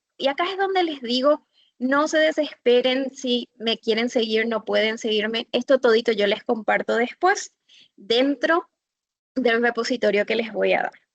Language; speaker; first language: Spanish; native; Spanish